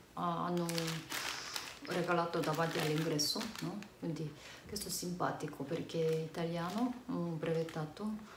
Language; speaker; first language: Italian; non-native, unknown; Korean